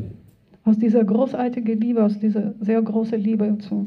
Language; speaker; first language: German; non-native, fluent; Russian